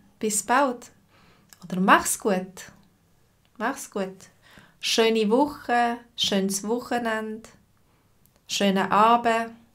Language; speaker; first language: German; native; German